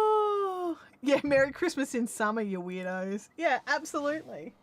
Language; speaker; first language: English; native; English